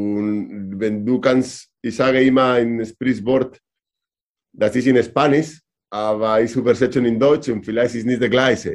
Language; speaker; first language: German; non-native, learner; Spanish